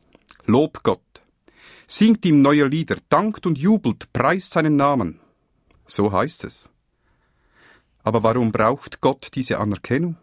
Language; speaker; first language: German; native; German